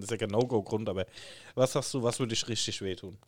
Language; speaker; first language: German; native; German